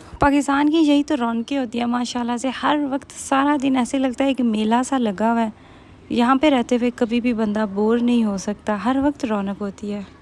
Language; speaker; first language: Urdu; native; Urdu